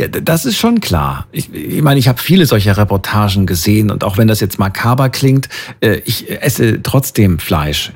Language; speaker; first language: German; native; German